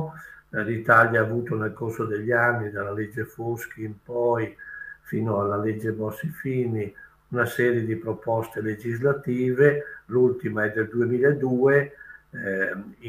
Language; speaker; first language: Italian; native; Italian